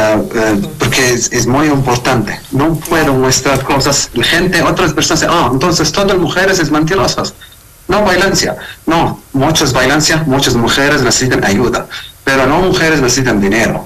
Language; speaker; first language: Spanish; non-native, learner; Arabic